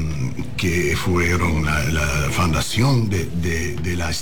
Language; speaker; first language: Spanish; non-native, learner; English